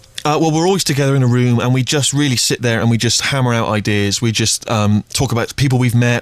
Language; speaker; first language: English; native; English